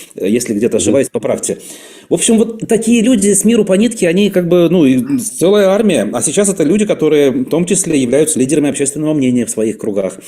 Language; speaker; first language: Russian; native; Russian